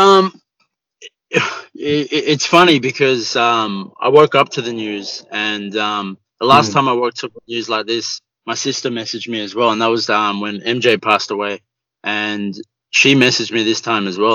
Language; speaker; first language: English; native; English